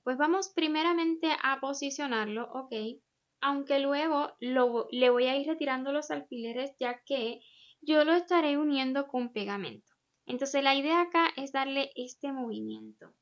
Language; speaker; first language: Spanish; native; Spanish